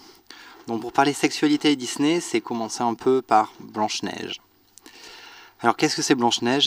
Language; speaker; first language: French; native; French